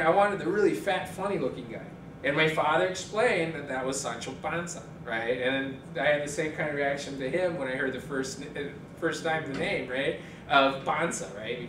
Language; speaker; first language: English; early bilingual, other home language; Spanish